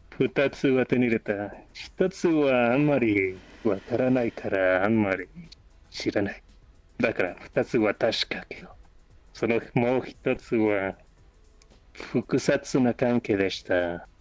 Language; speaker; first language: Japanese; non-native, learner; English